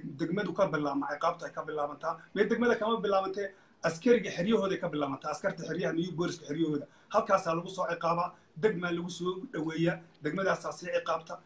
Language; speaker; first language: Somali; native; Somali